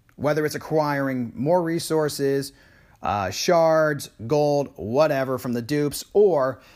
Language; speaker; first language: English; native; English